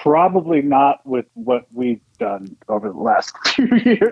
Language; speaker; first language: English; native; English